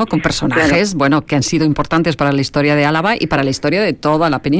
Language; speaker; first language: Spanish; native; Spanish